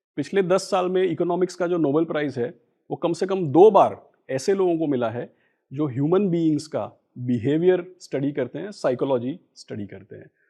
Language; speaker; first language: Hindi; non-native, local second language; Gujarati